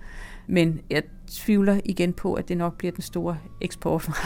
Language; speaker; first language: Danish; native; Danish